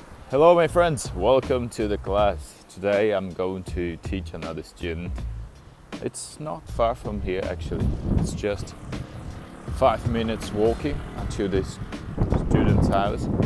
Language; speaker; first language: English; non-native, fluent; Portuguese